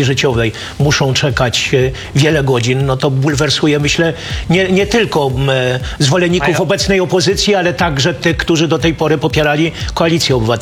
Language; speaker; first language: Polish; native; Polish